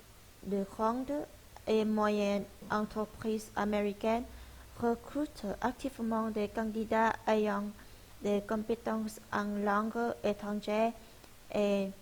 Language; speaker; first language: French; non-native, learner; Vietnamese